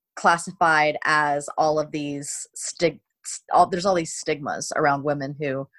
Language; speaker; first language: English; native; English